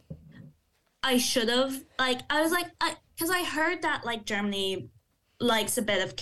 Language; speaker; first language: English; native; English